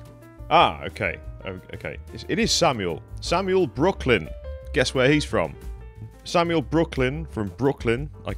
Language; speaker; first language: English; native; English